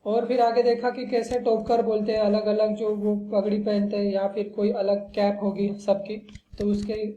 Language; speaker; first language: Hindi; non-native, local second language; Marathi